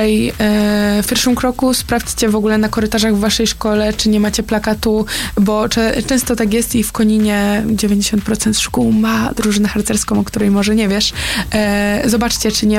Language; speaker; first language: Polish; native; Polish